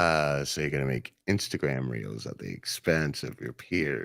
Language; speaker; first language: English; native; English